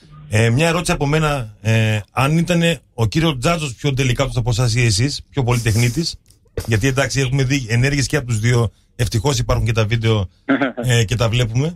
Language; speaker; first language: Greek; native; Greek